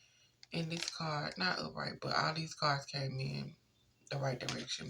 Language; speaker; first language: English; native; English